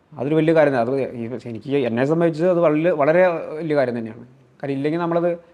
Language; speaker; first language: Malayalam; native; Malayalam